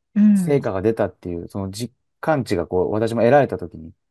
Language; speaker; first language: Japanese; native; Japanese